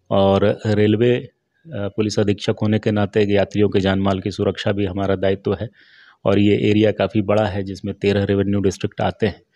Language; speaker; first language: Hindi; native; Hindi